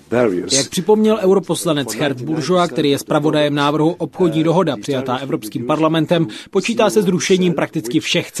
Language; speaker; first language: Czech; native; Czech